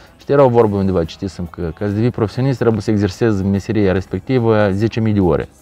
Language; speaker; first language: Romanian; non-native, local second language; Russian